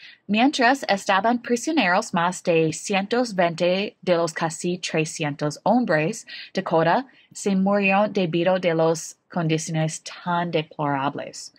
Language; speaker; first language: Spanish; non-native, learner; English